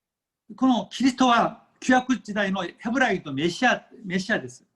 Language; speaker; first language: Japanese; non-native, fluent; Korean